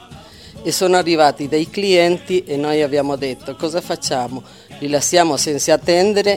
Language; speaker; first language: Italian; early bilingual, heritage; Italian